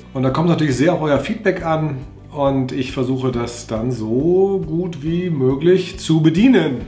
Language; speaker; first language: German; native; German